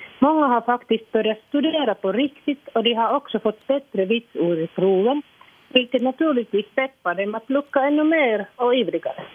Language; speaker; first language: Swedish; non-native, local second language; Finnish